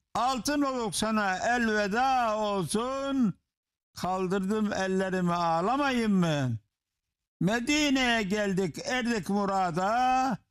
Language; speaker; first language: Turkish; native; Turkish